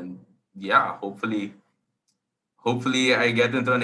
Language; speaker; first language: English; non-native, local second language; Filipino